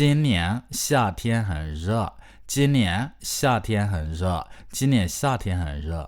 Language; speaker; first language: Chinese; non-native, fluent; Burmese